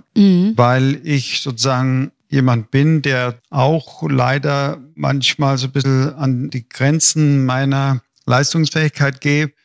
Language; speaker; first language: German; native; German